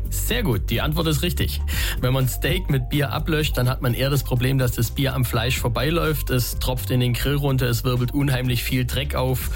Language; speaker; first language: German; native; German